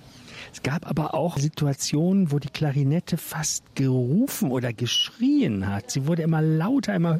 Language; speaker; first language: German; native; German